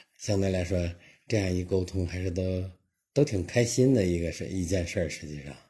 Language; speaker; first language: Chinese; native; Chinese